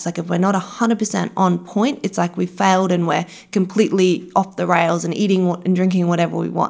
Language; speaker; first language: English; native; English